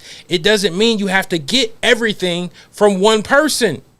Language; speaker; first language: English; native; English